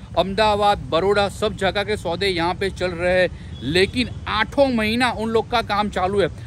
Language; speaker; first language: Hindi; non-native, local second language; Gujarati